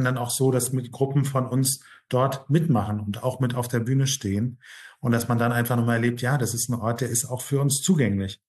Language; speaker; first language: German; native; German